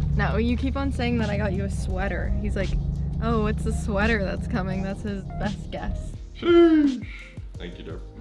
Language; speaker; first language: English; native; English